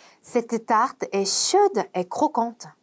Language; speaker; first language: French; non-native, fluent; Korean